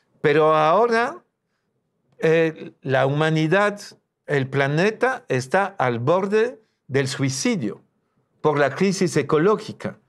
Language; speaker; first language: Spanish; non-native, fluent; French